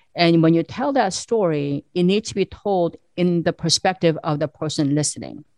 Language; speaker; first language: English; early bilingual, other home language; Korean